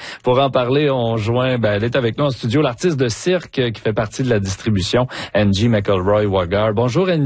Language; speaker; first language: French; native; French